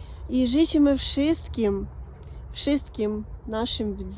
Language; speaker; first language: Polish; non-native, fluent; Russian